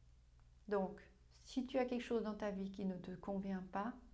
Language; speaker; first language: French; non-native, fluent; German